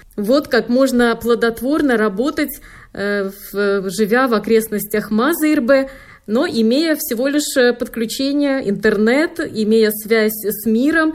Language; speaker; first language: Russian; native; Russian